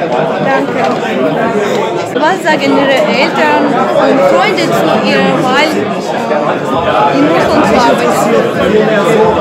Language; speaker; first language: German; non-native, fluent; Russian